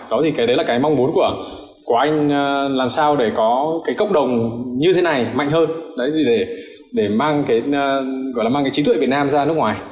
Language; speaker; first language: Vietnamese; early bilingual, heritage; Vietnamese